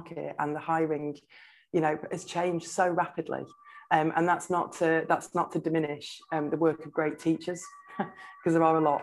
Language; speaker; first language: English; native; English